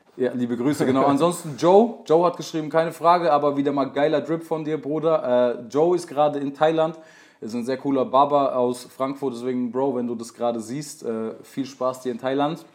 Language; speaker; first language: German; native; German